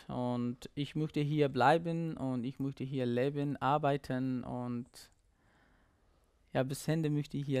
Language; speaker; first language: German; non-native, learner; Persian